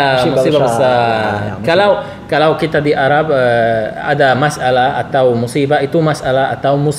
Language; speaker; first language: Indonesian; non-native, learner; Arabic